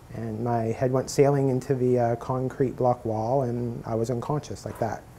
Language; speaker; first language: English; native; English